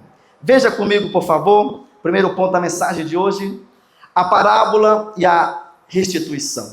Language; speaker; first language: Portuguese; native; Portuguese